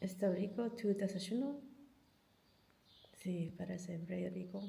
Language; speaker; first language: Spanish; non-native, learner; English